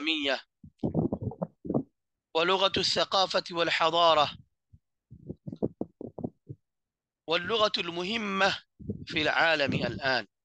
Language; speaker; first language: Arabic; non-native, fluent; Bangla